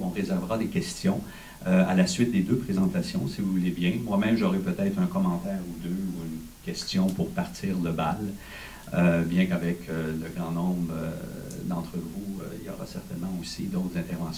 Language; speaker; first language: French; native; French